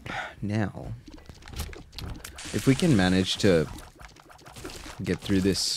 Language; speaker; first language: English; native; English